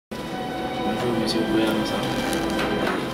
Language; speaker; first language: French; non-native, learner; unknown